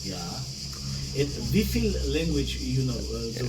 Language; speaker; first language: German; non-native, learner; Georgian